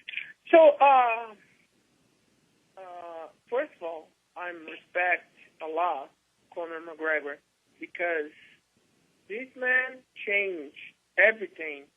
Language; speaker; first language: English; non-native, learner; Portuguese